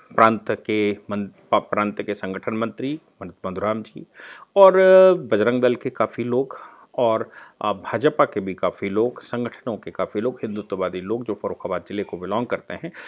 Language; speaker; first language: Hindi; native; Hindi